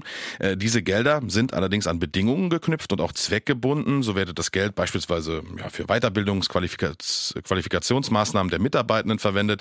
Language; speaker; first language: German; native; German